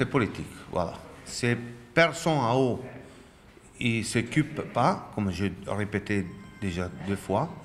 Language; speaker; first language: French; non-native, learner; Italian